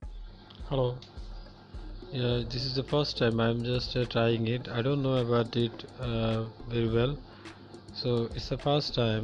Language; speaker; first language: English; non-native, learner; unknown